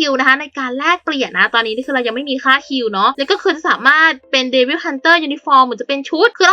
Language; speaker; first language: Thai; native; Thai